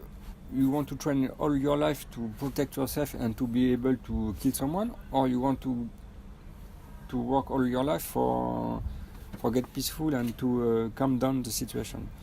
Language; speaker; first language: English; non-native, fluent; French